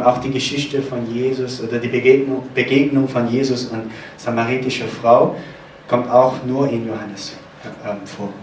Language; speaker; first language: German; non-native, fluent; Korean